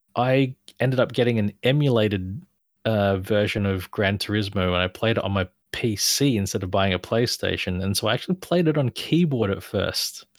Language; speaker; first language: English; native; English